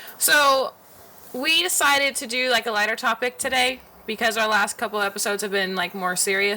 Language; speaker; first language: English; native; English